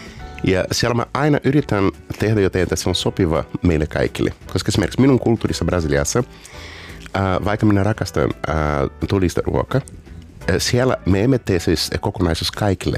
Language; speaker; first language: Finnish; non-native, learner; Portuguese